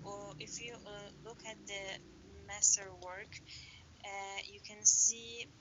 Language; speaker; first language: English; non-native, learner; Persian